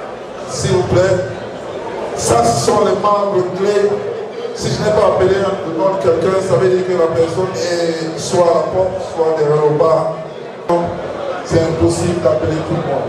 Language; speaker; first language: French; non-native, learner; English